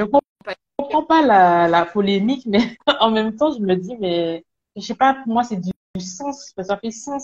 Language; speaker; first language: French; native; French